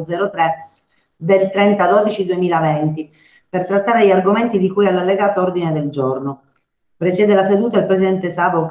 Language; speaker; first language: Italian; native; Italian